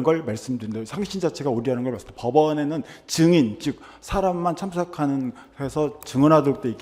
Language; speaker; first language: Korean; native; Korean